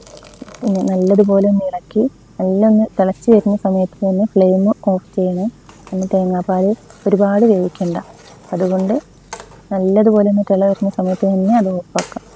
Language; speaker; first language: Malayalam; native; Malayalam